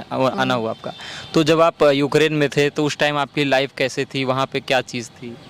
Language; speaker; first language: Hindi; native; Hindi